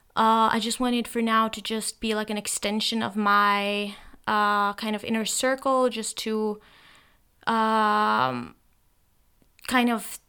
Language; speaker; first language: English; non-native, fluent; Norwegian